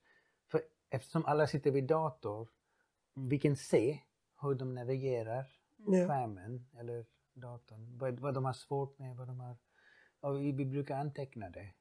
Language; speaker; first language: Swedish; non-native, fluent; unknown